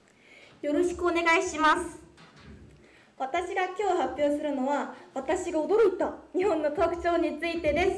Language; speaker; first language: Japanese; non-native, fluent; Korean